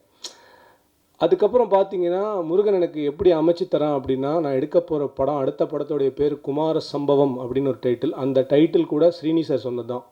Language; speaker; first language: Tamil; native; Tamil